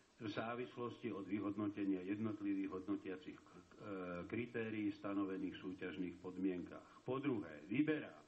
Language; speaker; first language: Slovak; native; Slovak